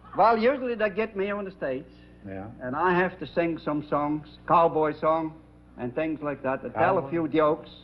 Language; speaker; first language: English; non-native, fluent; Dutch